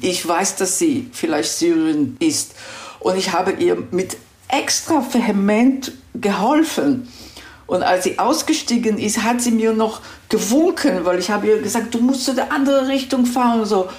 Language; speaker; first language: German; non-native, fluent; Hebrew